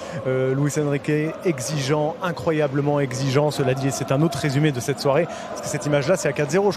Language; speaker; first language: French; native; French